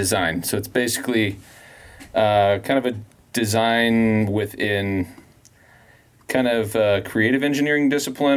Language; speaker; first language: English; native; English